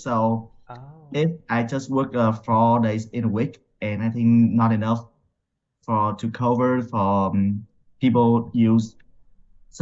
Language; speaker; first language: English; non-native, learner; Vietnamese